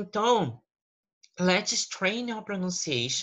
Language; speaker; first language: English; non-native, fluent; Portuguese